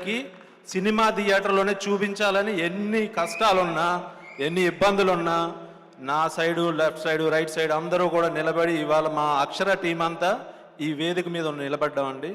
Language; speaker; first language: Telugu; native; Telugu